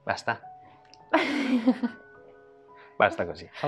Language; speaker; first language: Italian; non-native, learner; Indonesian